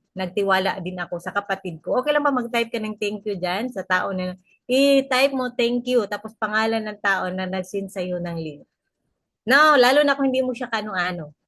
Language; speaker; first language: Filipino; non-native, local second language; Cebuano